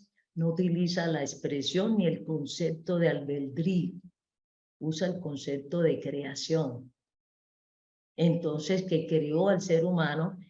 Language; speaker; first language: Spanish; native; Spanish